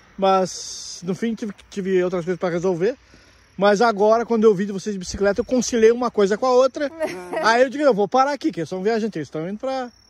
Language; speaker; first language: Portuguese; native; Portuguese